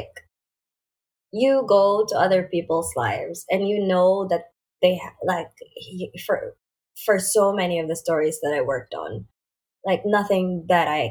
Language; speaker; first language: English; non-native, local second language; Filipino